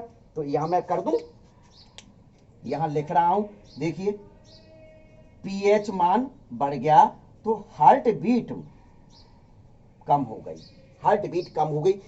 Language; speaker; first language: Hindi; native; Hindi